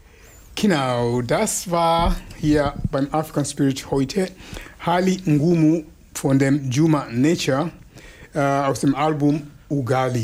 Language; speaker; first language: German; non-native, fluent; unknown